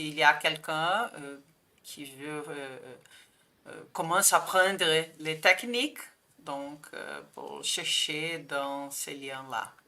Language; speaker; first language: French; non-native, fluent; Portuguese